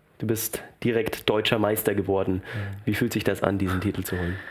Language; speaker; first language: German; native; German